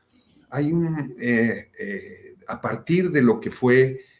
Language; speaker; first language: Spanish; native; Spanish